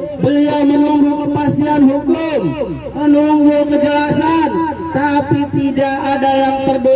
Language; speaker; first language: Indonesian; native; Indonesian